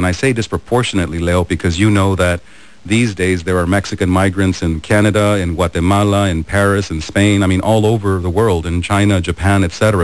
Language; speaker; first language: English; early bilingual, other home language; Spanish